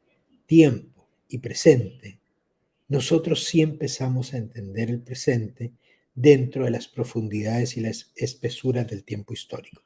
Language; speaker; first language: Spanish; native; Spanish